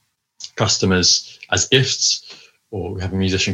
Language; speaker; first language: English; native; English